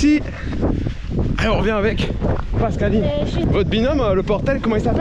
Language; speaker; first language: French; native; French